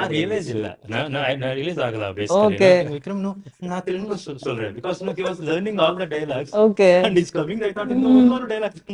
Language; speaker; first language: Tamil; non-native, learner; Telugu